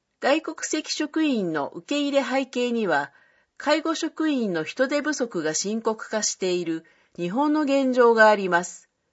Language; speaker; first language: Japanese; native; Japanese